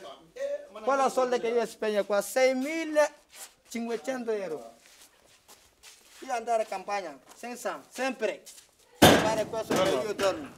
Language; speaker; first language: Italian; non-native, learner; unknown